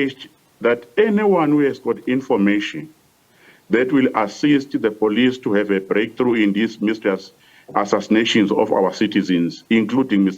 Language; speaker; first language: English; non-native, local second language; Swati